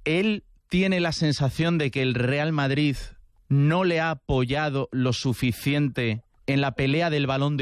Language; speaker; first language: Spanish; native; Spanish